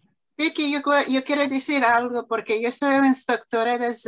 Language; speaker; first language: Spanish; early bilingual, heritage; English